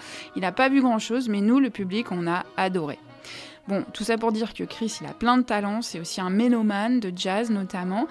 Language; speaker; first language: French; native; French